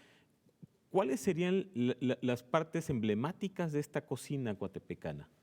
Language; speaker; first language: Spanish; native; Spanish